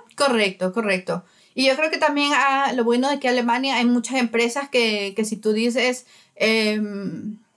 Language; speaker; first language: Spanish; native; Spanish